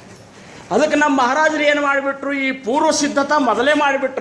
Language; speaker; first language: Kannada; native; Kannada